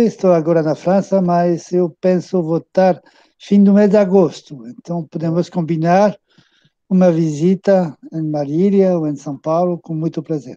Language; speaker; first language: Portuguese; non-native, fluent; French